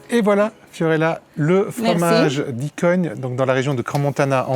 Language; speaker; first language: French; native; French